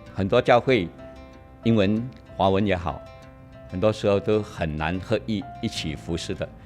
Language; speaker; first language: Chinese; non-native, local second language; Hakka Chinese